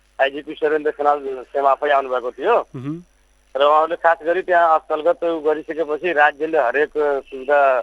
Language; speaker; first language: Nepali; non-native, local second language; Bhojpuri